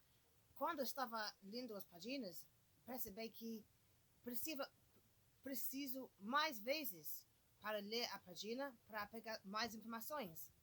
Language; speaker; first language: Portuguese; non-native, learner; English